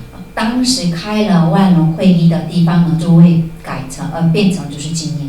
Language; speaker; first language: Chinese; native; Chinese